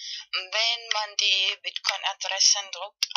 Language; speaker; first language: German; non-native, fluent; Spanish